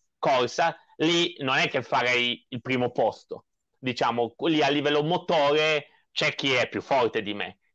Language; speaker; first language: Italian; non-native, fluent; Polish